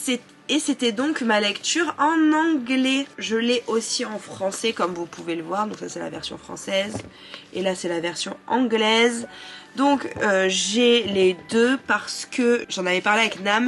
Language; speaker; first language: French; native; French